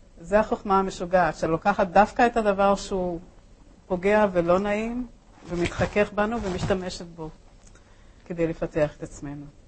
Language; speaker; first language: Hebrew; early bilingual, other home language; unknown